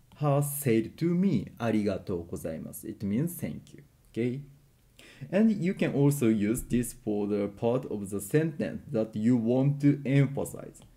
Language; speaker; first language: English; non-native, learner; Japanese